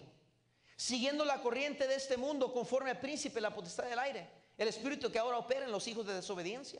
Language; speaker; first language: Spanish; native; Spanish